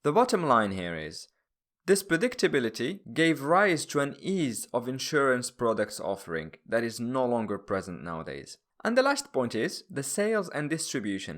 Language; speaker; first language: English; non-native, fluent; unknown